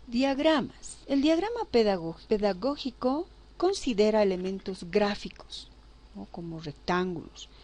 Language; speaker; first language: Spanish; native; Spanish